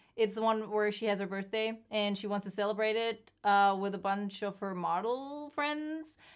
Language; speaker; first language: English; non-native, fluent; German